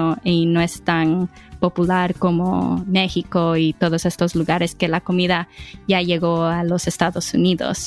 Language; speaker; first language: Spanish; early bilingual, heritage; English